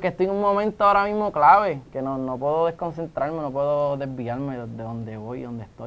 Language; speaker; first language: Spanish; native; Spanish